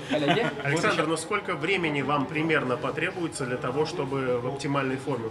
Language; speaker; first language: Russian; native; Russian